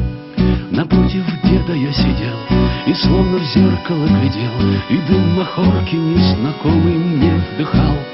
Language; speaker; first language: Russian; native; Russian